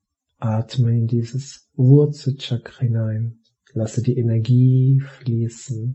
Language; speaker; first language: German; native; German